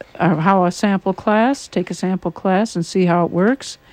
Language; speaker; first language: English; native; English